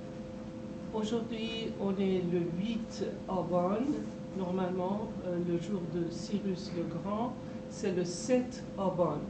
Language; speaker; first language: French; non-native, fluent; Persian